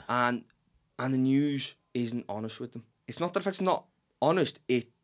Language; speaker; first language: English; native; English